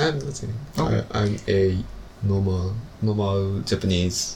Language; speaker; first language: English; non-native, learner; Japanese